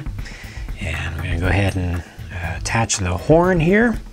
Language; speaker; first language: English; native; English